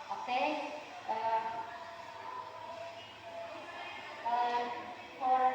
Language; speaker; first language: English; non-native, learner; Indonesian